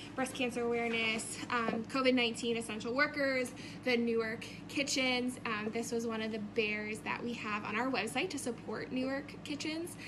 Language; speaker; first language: English; native; English